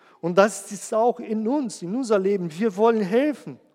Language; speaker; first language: German; non-native, fluent; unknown